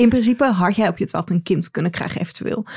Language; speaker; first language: Dutch; native; Dutch